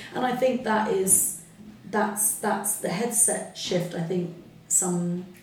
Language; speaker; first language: English; early bilingual, other home language; Arabic